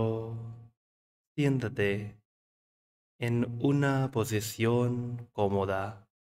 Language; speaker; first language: Spanish; non-native, fluent; English